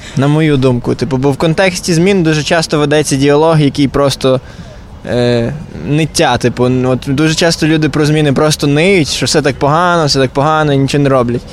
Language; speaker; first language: Ukrainian; native; Ukrainian